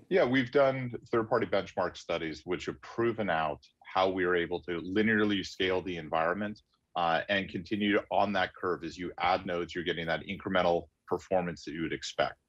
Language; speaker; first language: English; native; English